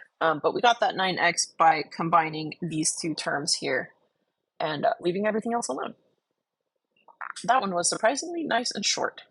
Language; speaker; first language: English; native; English